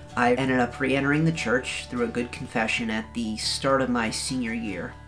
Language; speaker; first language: English; native; English